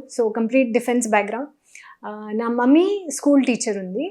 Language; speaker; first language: Telugu; non-native, learner; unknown